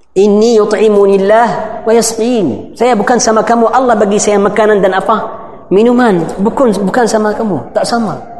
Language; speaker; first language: Malay; non-native, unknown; Arabic